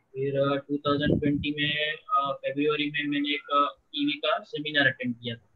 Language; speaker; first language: Hindi; non-native, local second language; Gujarati